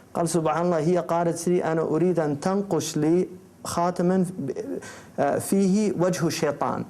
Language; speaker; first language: Arabic; non-native, fluent; English